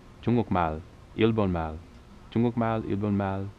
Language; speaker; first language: Korean; non-native, learner; English